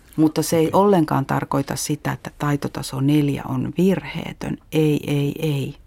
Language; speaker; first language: Finnish; native; Finnish